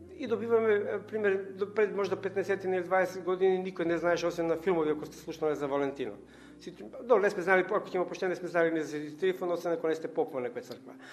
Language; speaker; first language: Macedonian; native; Macedonian